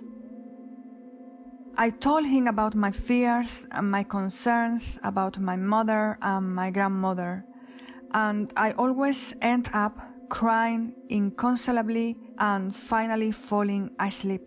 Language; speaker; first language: English; non-native, fluent; Spanish